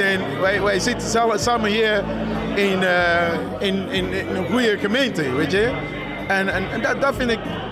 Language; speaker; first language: Dutch; non-native, fluent; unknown